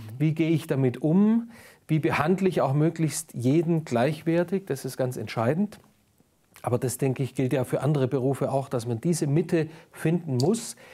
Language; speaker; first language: German; native; German